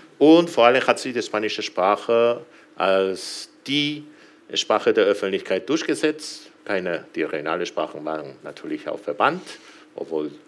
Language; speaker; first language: German; non-native, fluent; Spanish